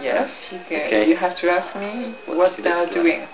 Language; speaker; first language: English; non-native, learner; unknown